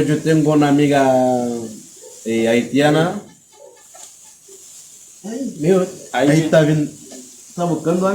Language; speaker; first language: Spanish; non-native, learner; Haitian Creole